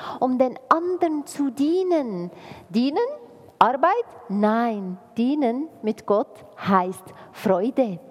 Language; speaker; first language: German; non-native, fluent; Arabic